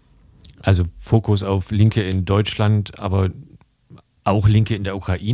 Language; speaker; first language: German; native; German